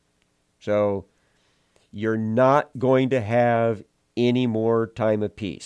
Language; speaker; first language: English; native; English